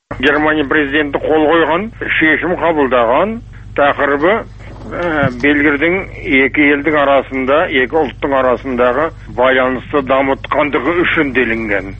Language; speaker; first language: Kazakh; non-native, local second language; German